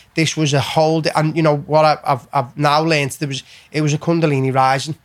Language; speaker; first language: English; native; English